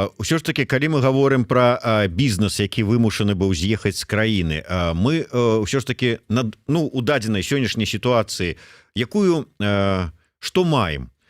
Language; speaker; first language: Belarusian; native; Belarusian